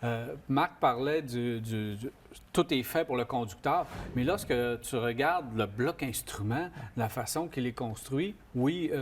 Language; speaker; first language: French; native; French